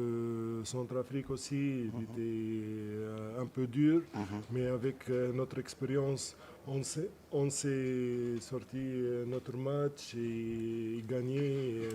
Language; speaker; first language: French; non-native, local second language; Arabic